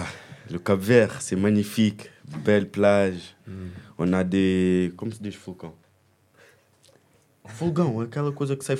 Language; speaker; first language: French; early bilingual, other home language; Kabuverdianu